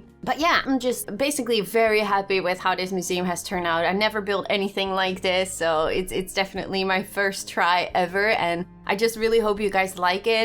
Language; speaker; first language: English; non-native, fluent; Dutch